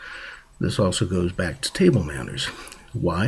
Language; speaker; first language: English; native; English